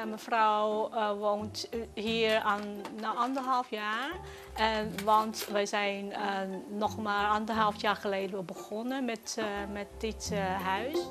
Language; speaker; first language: Dutch; non-native, fluent; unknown